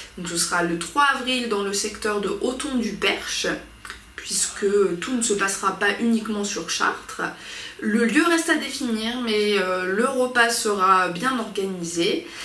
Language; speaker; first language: French; native; French